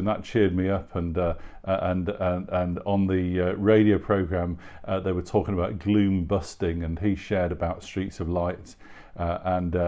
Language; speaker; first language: English; native; English